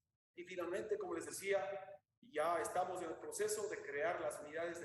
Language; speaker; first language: Spanish; native; Spanish